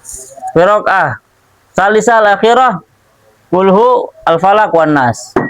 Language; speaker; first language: Arabic; non-native, fluent; Indonesian